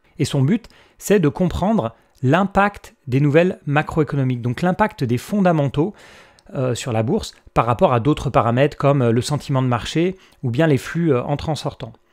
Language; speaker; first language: French; native; French